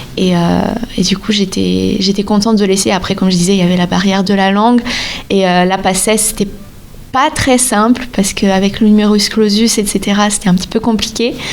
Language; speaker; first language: French; non-native, fluent; Portuguese